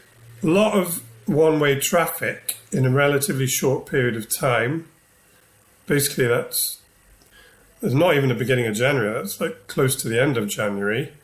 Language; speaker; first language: English; native; English